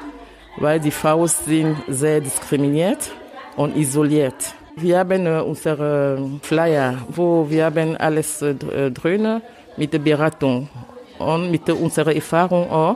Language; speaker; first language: German; non-native, learner; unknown